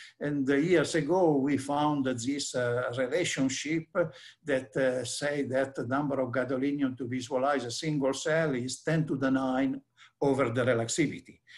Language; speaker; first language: English; non-native, fluent; Italian